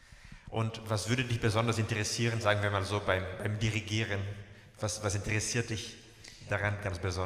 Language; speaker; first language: German; native; German